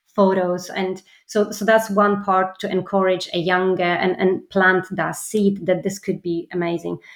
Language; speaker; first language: English; non-native, fluent; Polish